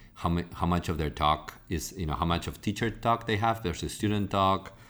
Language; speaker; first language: English; non-native, fluent; Spanish